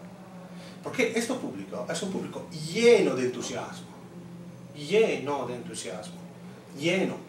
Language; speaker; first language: Spanish; non-native, fluent; Italian